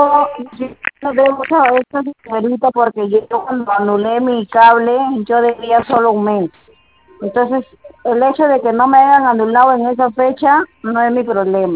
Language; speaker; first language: Spanish; native; Spanish